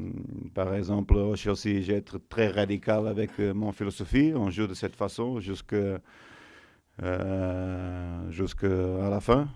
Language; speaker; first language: French; non-native, fluent; Portuguese